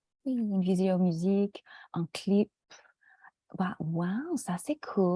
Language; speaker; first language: French; non-native, fluent; English